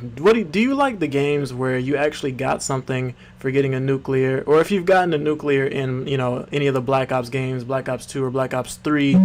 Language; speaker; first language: English; native; English